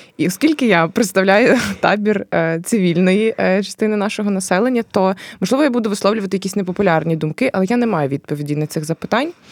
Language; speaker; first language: Ukrainian; native; Ukrainian